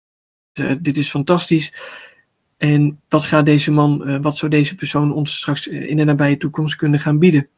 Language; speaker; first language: Dutch; native; Dutch